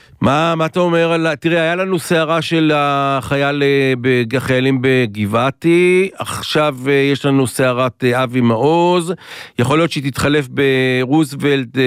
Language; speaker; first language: Hebrew; native; Hebrew